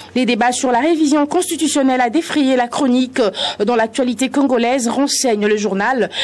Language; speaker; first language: French; non-native, local second language; Lingala